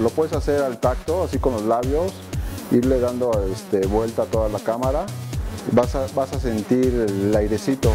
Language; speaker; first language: Spanish; native; Spanish